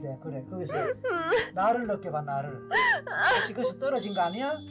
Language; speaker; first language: Korean; native; Korean